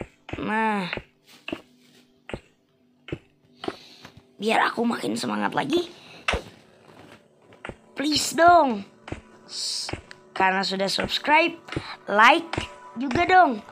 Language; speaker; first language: Indonesian; native; Indonesian